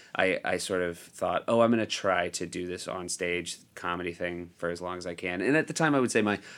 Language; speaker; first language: English; native; English